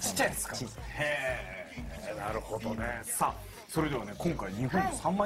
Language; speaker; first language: Japanese; native; Japanese